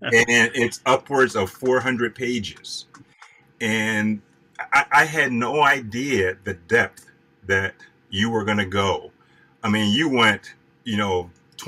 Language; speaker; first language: English; native; English